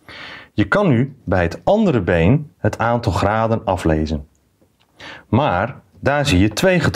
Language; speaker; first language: Dutch; native; Dutch